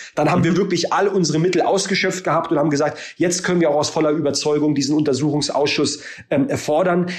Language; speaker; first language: German; native; German